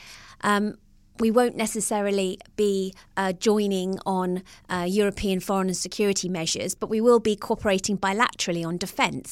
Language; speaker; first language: English; native; English